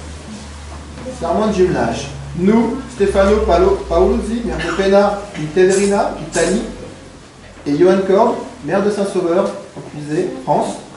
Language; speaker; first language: French; native; French